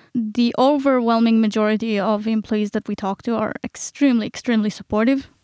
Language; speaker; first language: English; non-native, fluent; Hebrew